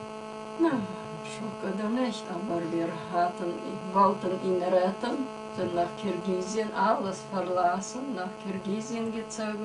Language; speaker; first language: German; early bilingual, heritage; German